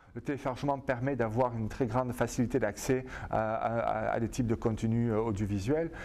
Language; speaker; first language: French; native; French